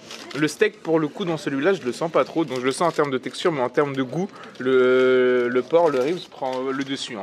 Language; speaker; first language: French; native; French